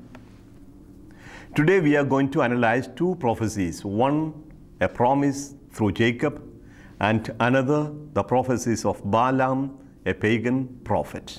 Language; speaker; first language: English; non-native, local second language; Malayalam